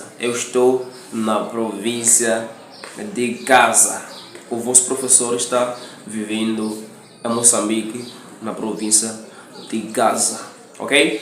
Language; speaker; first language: Portuguese; non-native, local second language; Tsonga